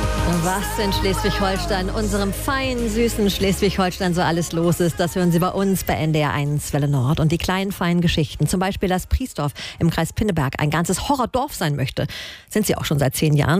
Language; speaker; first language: German; native; German